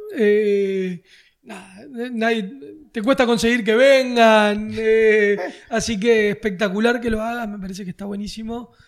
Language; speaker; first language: Spanish; native; Spanish